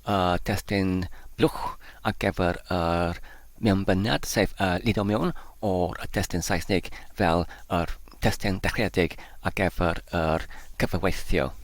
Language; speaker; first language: Welsh; non-native, learner; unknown